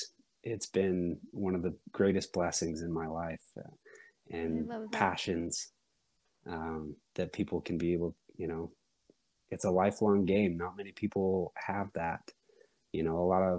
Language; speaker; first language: English; native; English